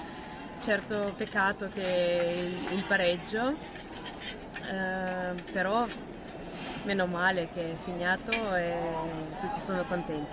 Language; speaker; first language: Italian; non-native, fluent; Ukrainian